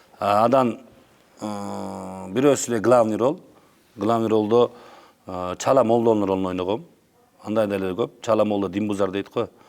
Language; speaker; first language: Kyrgyz; non-native, local second language; Uzbek